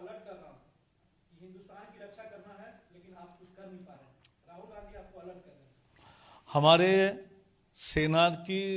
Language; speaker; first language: Hindi; non-native, local second language; Marathi